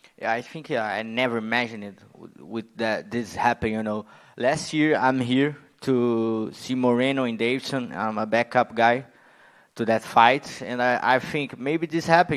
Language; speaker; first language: English; non-native, learner; Portuguese